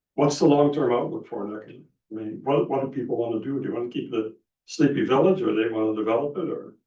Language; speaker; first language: English; non-native, fluent; Dutch